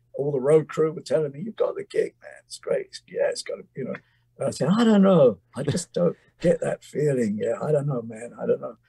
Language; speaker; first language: English; native; English